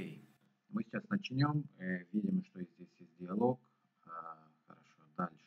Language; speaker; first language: Russian; non-native, fluent; Spanish